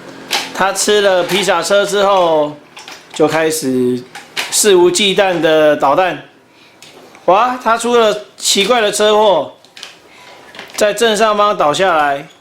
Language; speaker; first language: Chinese; native; Chinese